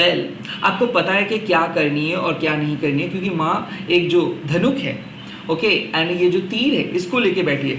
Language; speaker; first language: Hindi; non-native, local second language; Bangla